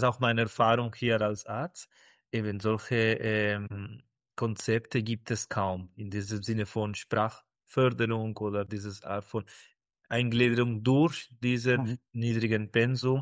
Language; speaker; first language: German; non-native, fluent; Spanish